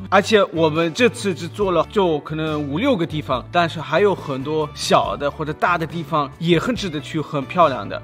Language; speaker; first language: Chinese; non-native, fluent; German